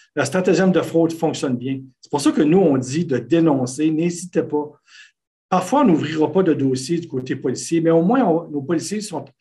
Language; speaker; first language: French; native; French